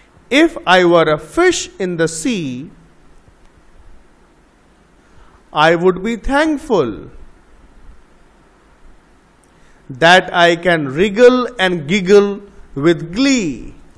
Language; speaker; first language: English; non-native, local second language; Bangla